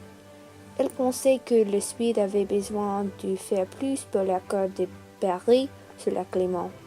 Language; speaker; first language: French; non-native, learner; English